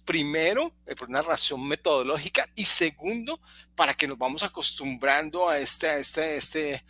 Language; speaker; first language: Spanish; native; Spanish